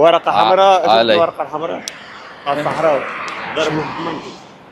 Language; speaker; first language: Arabic; native; Arabic